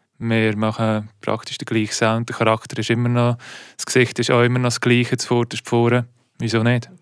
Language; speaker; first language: German; native; German